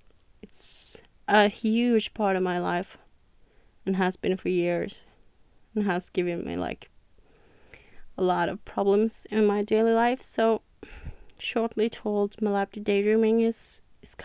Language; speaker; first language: English; non-native, fluent; Norwegian